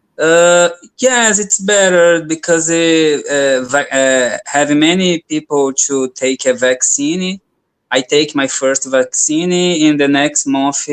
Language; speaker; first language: English; non-native, learner; Portuguese